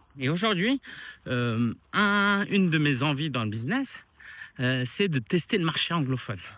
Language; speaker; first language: French; early bilingual, other home language; Chinese